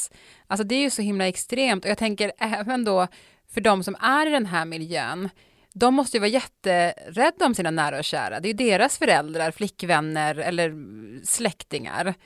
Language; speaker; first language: Swedish; native; Swedish